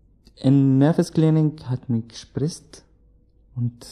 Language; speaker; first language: German; non-native, learner; Arabic